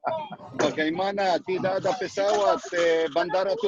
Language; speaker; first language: Indonesian; non-native, learner; Hebrew